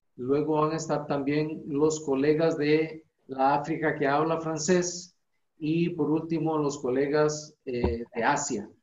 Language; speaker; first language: Spanish; native; Spanish